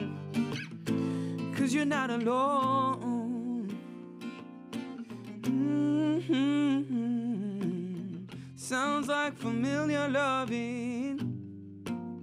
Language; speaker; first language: English; non-native, local second language; Ganda